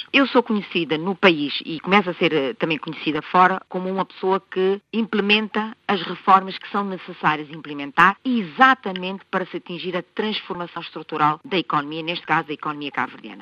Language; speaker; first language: Portuguese; non-native, local second language; Kabuverdianu